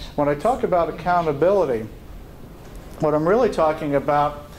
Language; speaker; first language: English; native; English